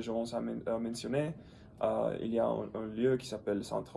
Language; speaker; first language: French; non-native, learner; English